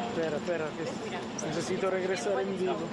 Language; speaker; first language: Spanish; non-native, fluent; Italian